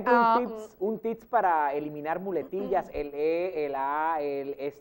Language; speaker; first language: Spanish; native; Spanish